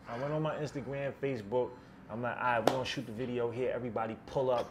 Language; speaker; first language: English; native; English